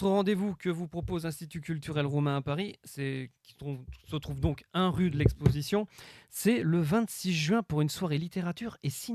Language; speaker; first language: French; native; French